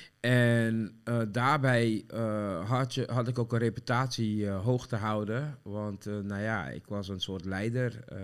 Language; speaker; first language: Dutch; early bilingual, other home language; Sranan Tongo